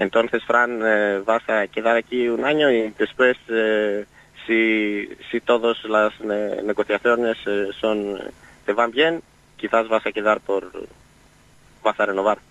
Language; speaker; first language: Spanish; non-native, learner; Greek